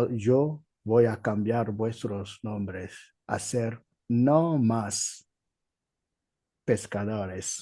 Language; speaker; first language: Spanish; non-native, learner; Igbo